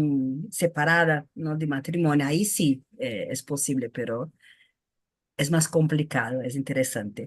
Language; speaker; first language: Spanish; non-native, fluent; Portuguese